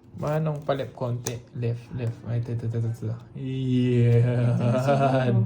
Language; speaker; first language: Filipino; non-native, local second language; Iloko